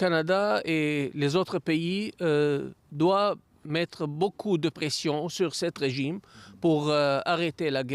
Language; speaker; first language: French; non-native, fluent; Arabic